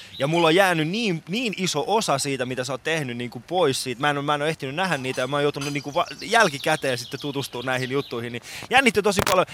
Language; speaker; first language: Finnish; native; Finnish